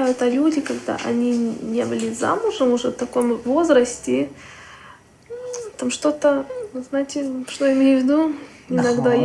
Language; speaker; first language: Russian; early bilingual, heritage; Russian